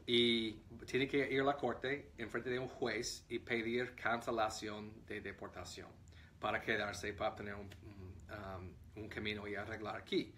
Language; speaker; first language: Spanish; non-native, fluent; English